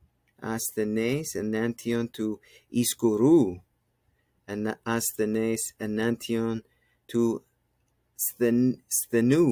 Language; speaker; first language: Greek; non-native, fluent; English